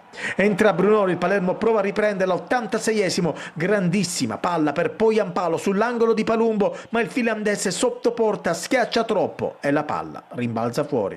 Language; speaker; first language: Italian; native; Italian